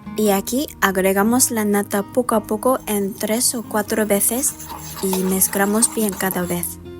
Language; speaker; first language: Spanish; non-native, fluent; Japanese